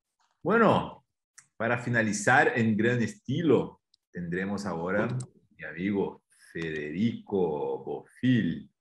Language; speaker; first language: Spanish; non-native, fluent; Portuguese